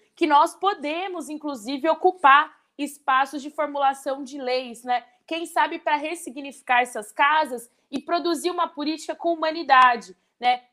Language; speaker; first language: Portuguese; native; Portuguese